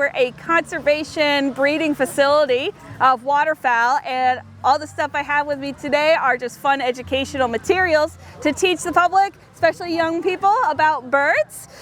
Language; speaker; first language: English; native; English